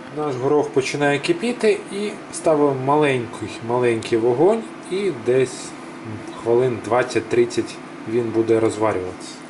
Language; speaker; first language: Ukrainian; native; Ukrainian